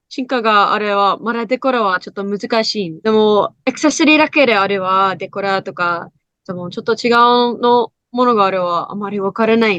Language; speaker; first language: Japanese; non-native, learner; English